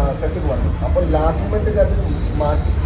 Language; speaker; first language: Malayalam; non-native, local second language; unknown